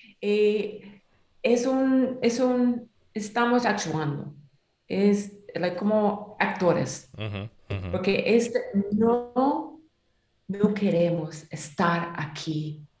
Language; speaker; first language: Spanish; non-native, learner; English